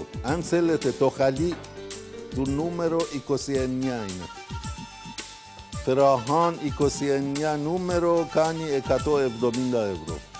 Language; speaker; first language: Greek; non-native, learner; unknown